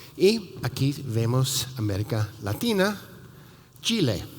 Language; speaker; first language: Spanish; non-native, fluent; English